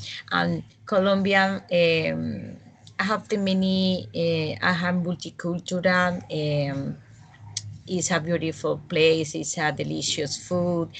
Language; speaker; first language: English; non-native, learner; Spanish